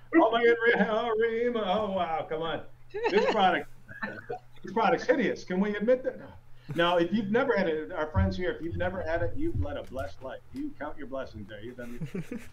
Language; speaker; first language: English; native; English